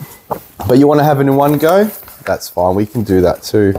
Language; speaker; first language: English; native; English